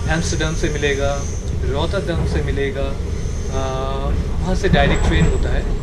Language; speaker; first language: Hindi; non-native, local second language; Bangla